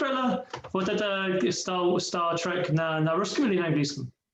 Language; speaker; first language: Russian; non-native, learner; English